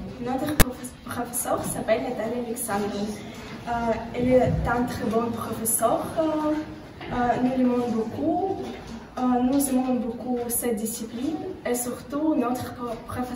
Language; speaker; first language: French; non-native, learner; Russian